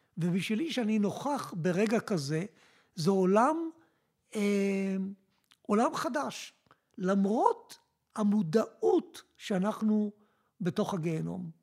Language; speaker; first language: Hebrew; early bilingual, other home language; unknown